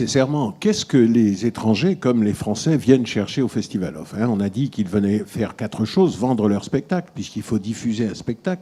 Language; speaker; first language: French; native; French